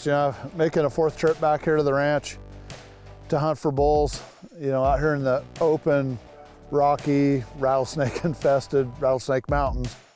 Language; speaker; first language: English; native; English